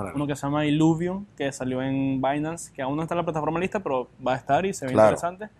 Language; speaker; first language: Spanish; native; Spanish